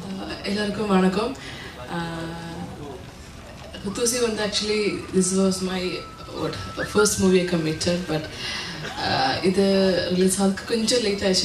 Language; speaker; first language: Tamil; non-native, learner; Malayalam